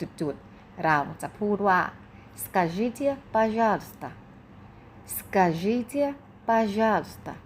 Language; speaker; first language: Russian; non-native, fluent; Thai